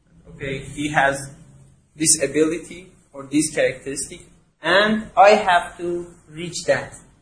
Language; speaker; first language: English; non-native, fluent; Persian